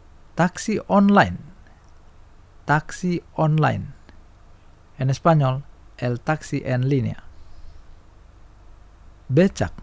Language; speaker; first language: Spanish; non-native, fluent; Indonesian